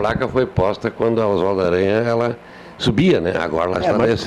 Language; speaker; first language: Portuguese; native; Portuguese